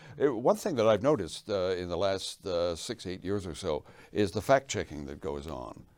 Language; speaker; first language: English; native; English